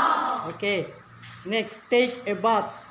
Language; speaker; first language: English; non-native, learner; Indonesian